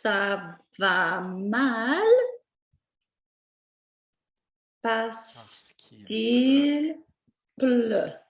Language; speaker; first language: French; non-native, fluent; English